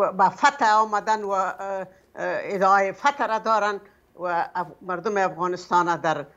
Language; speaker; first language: Persian; native; Persian